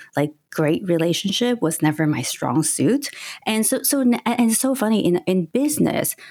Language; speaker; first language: English; non-native, local second language; Cantonese